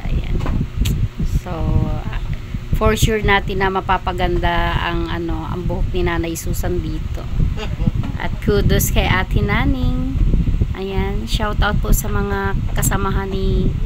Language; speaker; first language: Filipino; non-native, local second language; Bikol